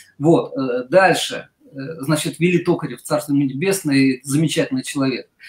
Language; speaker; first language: Russian; native; Russian